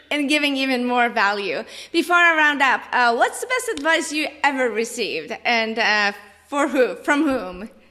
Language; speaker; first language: English; non-native, fluent; Norwegian